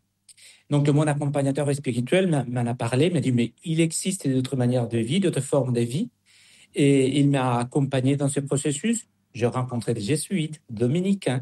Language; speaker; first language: French; non-native, fluent; Spanish